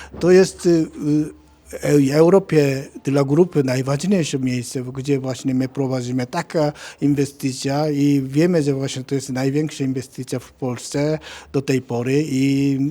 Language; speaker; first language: Polish; non-native, learner; Korean